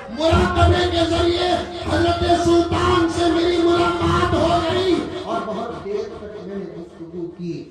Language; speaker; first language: Urdu; native; Urdu